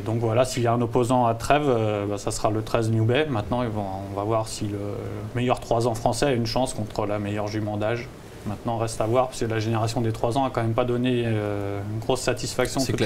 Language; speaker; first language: French; native; French